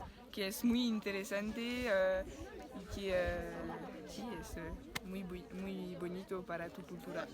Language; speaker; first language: Spanish; non-native, learner; French